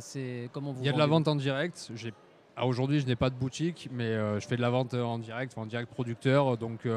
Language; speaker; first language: French; native; French